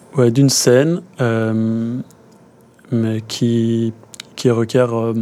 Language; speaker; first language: French; native; French